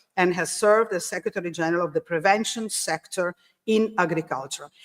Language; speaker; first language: English; non-native, fluent; Italian